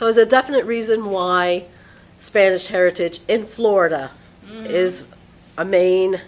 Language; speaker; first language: English; non-native, fluent; Spanish